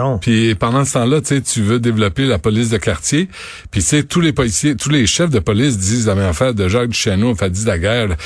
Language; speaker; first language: French; native; French